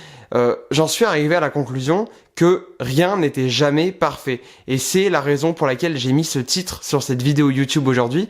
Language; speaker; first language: French; native; French